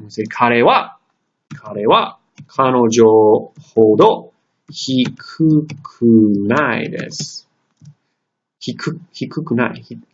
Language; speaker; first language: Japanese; non-native, fluent; English